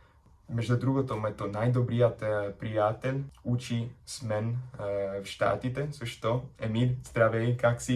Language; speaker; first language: Bulgarian; non-native, learner; English